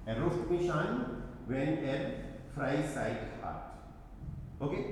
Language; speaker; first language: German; non-native, fluent; Hindi